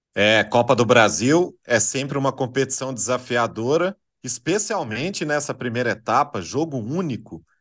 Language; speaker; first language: Portuguese; native; Portuguese